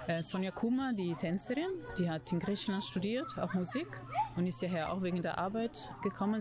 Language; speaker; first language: German; non-native, fluent; Italian